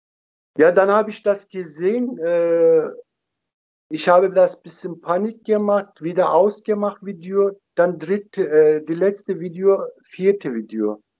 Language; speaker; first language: German; non-native, learner; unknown